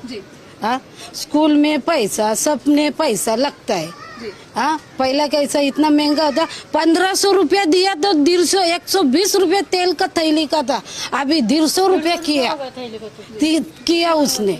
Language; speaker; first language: Hindi; non-native, local second language; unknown